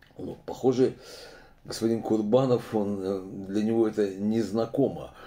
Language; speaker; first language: Russian; non-native, local second language; Turkmen